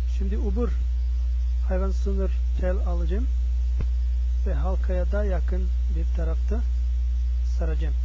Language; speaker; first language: Turkish; non-native, learner; English